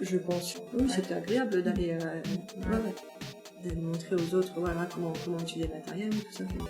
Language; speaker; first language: French; native; French